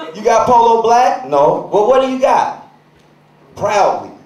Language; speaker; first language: English; native; English